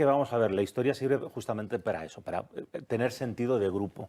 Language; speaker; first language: Spanish; native; Spanish